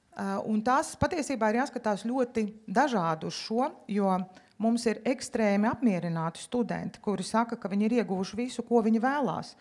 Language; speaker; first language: Latvian; native; Latvian